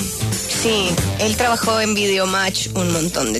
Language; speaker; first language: Spanish; native; Spanish